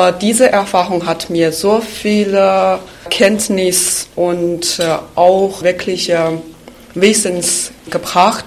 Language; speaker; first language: German; non-native, fluent; Chinese